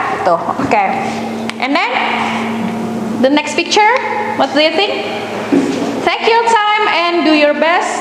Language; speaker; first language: English; non-native, fluent; Indonesian